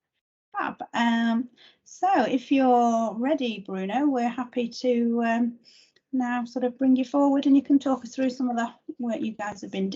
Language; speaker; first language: English; native; English